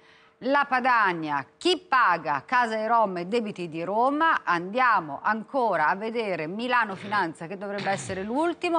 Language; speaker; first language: Italian; native; Italian